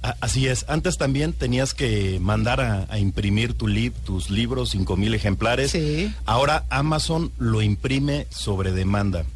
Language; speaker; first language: Spanish; native; Spanish